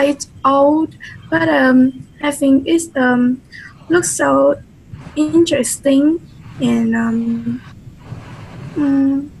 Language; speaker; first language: English; non-native, learner; Vietnamese